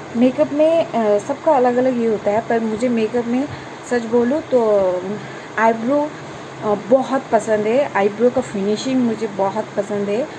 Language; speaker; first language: Hindi; non-native, local second language; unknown